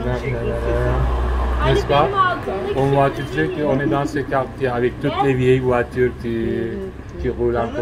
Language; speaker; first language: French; non-native, learner; Turkish